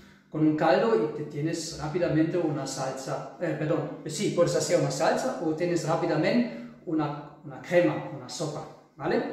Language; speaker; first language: Spanish; non-native, fluent; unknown